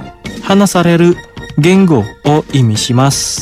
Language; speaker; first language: Japanese; non-native, fluent; Indonesian